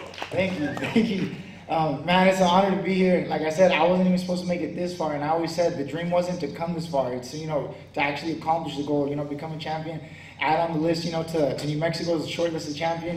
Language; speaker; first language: English; early bilingual, other home language; Spanish